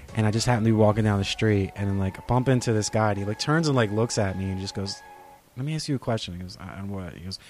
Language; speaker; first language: English; native; English